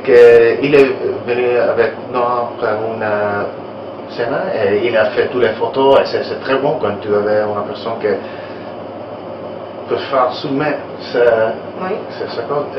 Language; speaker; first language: French; non-native, learner; Italian